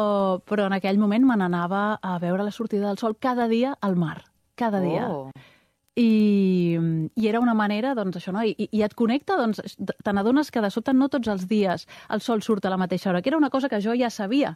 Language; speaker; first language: Catalan; native; Catalan